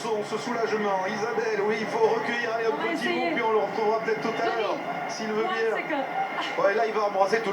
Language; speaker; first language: French; native; French